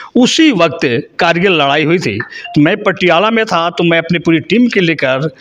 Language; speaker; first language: Hindi; non-native, local second language; Bhojpuri